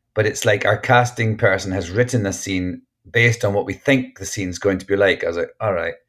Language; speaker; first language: English; native; English